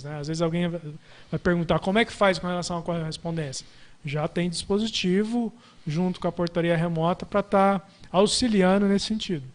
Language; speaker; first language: Portuguese; native; Portuguese